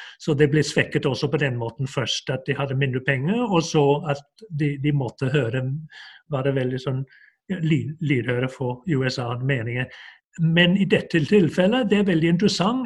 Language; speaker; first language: Norwegian; non-native, fluent; English